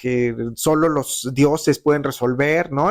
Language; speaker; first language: Spanish; native; Spanish